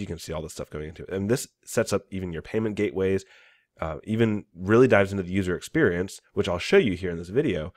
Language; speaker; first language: English; native; English